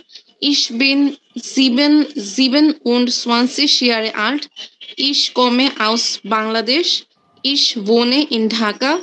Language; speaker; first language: German; non-native, learner; Bangla